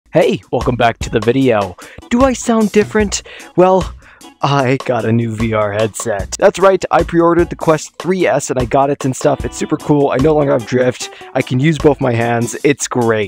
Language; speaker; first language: English; native; English